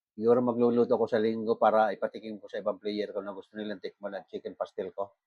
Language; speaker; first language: Filipino; non-native, local second language; Bikol